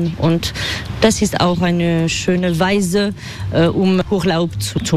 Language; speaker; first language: German; non-native, learner; French